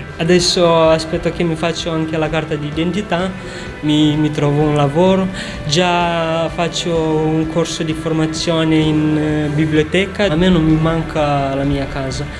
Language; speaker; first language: Italian; non-native, fluent; Romanian